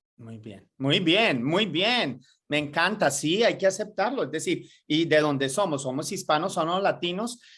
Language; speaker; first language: Spanish; native; Spanish